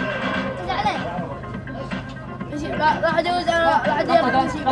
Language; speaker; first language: Arabic; native; Arabic